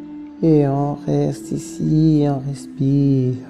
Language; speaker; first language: French; non-native, fluent; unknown